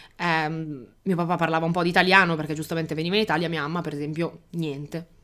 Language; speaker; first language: Italian; early bilingual, other home language; Albanian